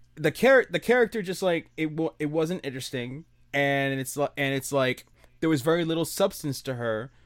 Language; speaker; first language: English; early bilingual, other home language; Spanish